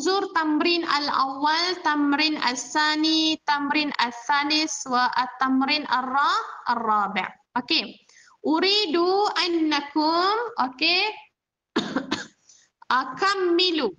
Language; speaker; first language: Arabic; non-native, fluent; Malay